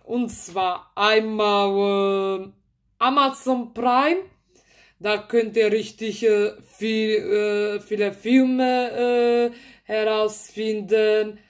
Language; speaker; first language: German; early bilingual, other home language; Macedonian